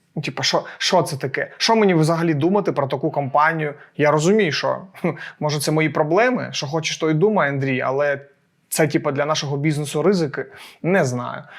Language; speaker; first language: Ukrainian; non-native, local second language; Russian